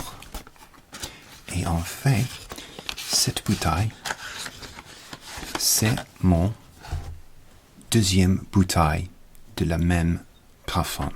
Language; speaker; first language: French; non-native, learner; English